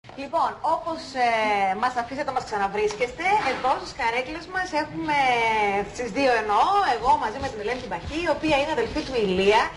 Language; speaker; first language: Greek; native; Greek